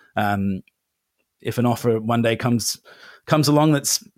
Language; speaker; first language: English; native; English